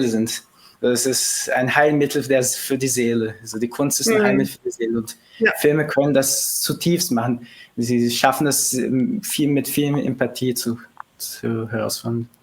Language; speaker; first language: German; early bilingual, heritage; Portuguese